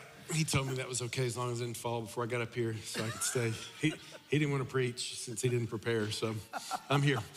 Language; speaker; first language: English; native; English